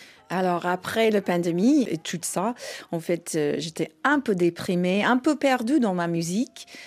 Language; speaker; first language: French; non-native, fluent; English